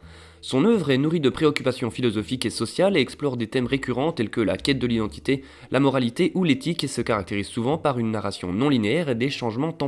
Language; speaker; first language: French; native; French